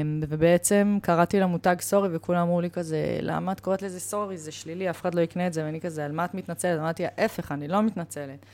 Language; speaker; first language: Hebrew; native; Hebrew